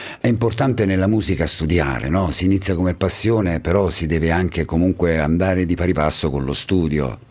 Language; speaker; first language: Italian; native; Italian